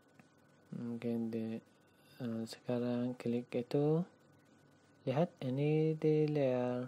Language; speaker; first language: Indonesian; non-native, learner; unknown